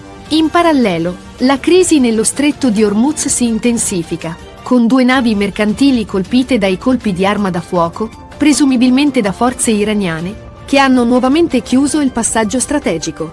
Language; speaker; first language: Italian; native; Italian